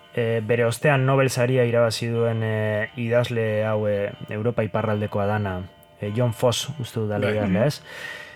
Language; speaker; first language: Basque; non-native, local second language; Spanish